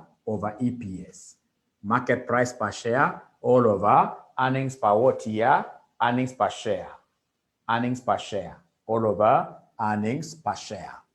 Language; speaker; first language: English; non-native, local second language; Swahili